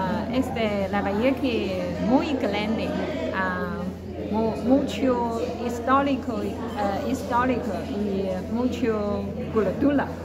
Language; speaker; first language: Spanish; non-native, learner; Chinese